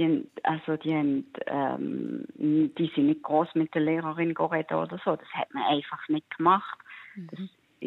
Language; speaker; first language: German; native; German